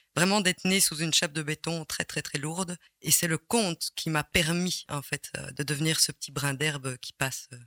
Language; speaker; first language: French; native; French